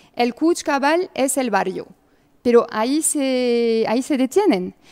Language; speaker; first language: Spanish; non-native, fluent; French